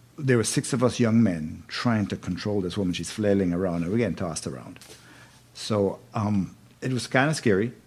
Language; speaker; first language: English; native; English